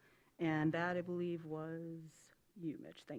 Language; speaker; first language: English; native; English